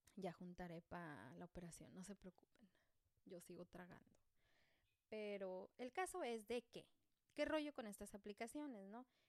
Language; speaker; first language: Spanish; early bilingual, heritage; Spanish